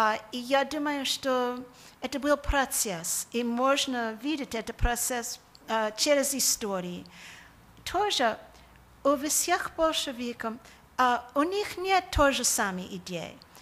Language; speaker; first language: Russian; non-native, learner; English